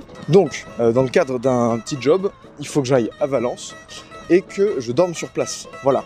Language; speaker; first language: French; native; French